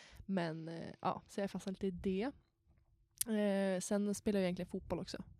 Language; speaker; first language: Swedish; native; Swedish